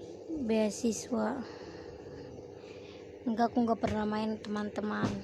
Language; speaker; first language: Indonesian; native; Indonesian